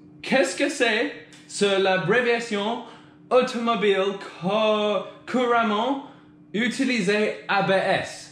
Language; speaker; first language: French; non-native, learner; English